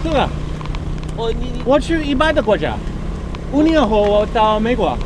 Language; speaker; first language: Chinese; non-native, learner; English